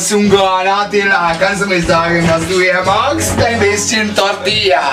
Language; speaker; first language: German; non-native, learner; Hungarian